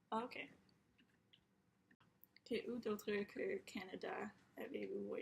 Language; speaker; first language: French; non-native, learner; English